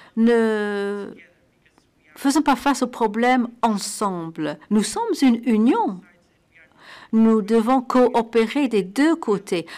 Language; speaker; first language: French; non-native, fluent; Portuguese